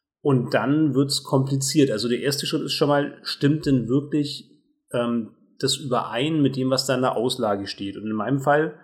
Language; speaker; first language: German; native; German